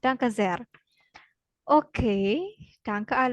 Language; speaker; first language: German; non-native, fluent; Indonesian